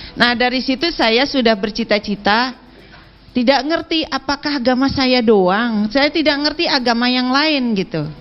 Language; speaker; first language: Indonesian; non-native, local second language; Balinese